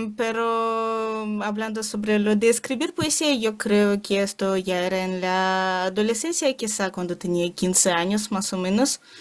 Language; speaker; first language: Spanish; non-native, fluent; Ukrainian